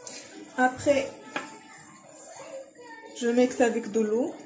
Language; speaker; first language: French; non-native, local second language; Arabic